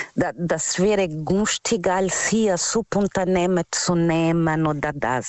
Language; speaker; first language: German; non-native, fluent; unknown